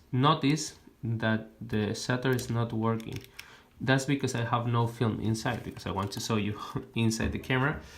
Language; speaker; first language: English; non-native, fluent; Spanish